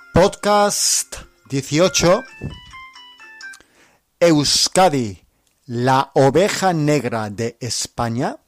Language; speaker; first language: Spanish; non-native, fluent; English